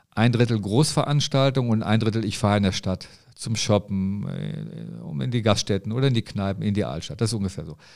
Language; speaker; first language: German; native; German